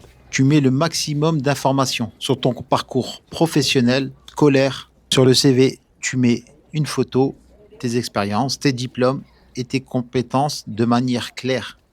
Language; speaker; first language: French; native; French